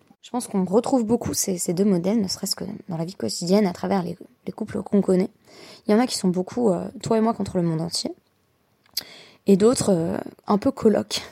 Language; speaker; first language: French; native; French